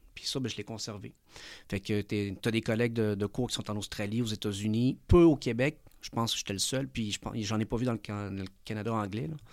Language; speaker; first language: French; early bilingual, other home language; Spanish